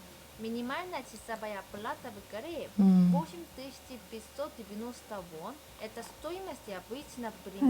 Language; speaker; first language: Russian; non-native, fluent; Korean